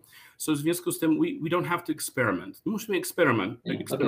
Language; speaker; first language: Polish; non-native, learner; English